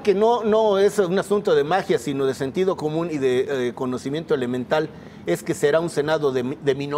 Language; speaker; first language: Spanish; native; Spanish